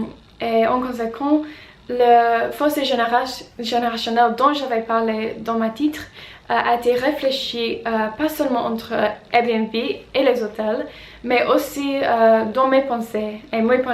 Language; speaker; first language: French; non-native, fluent; English